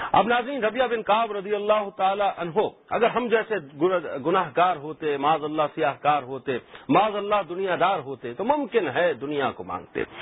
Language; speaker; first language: Urdu; native; Urdu